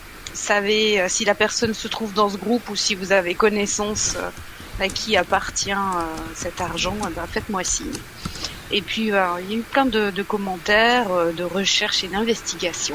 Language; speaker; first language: French; native; French